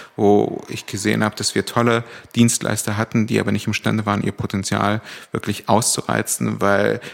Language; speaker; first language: German; native; German